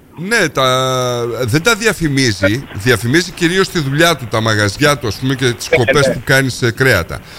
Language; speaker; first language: Greek; native; Greek